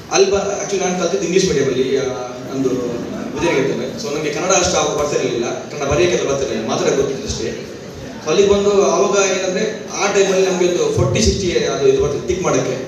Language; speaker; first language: Kannada; non-native, local second language; Tulu